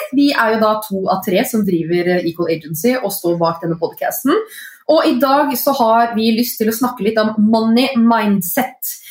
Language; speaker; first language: Norwegian; native; Norwegian